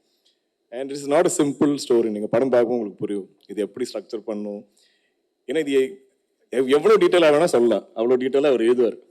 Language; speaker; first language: Tamil; non-native, local second language; Malayalam